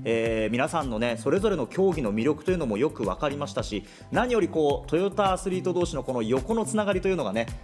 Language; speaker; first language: Japanese; native; Japanese